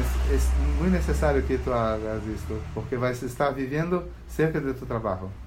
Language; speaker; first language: Spanish; non-native, learner; Portuguese